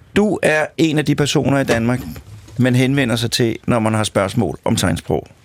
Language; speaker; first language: Danish; native; Danish